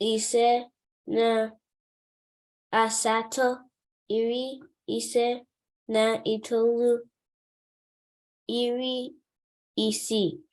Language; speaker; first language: Igbo; non-native, local second language; English